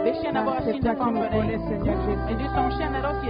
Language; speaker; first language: Swedish; non-native, fluent; French